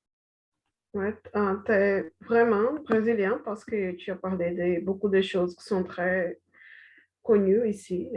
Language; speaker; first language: French; non-native, learner; Portuguese